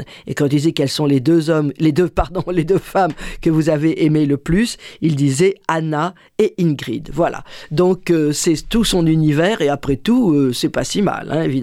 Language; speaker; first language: French; native; French